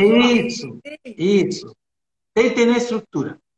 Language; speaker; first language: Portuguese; non-native, learner; Spanish